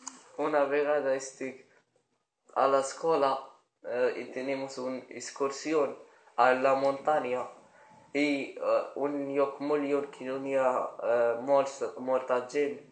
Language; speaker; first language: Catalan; non-native, learner; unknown